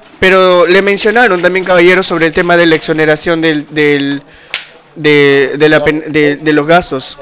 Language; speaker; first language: Spanish; native; Spanish